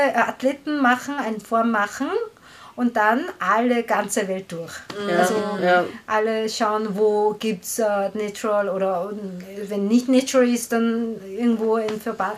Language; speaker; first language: German; non-native, learner; Korean